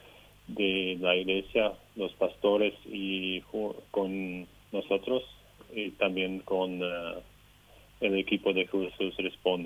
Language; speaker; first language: Spanish; non-native, local second language; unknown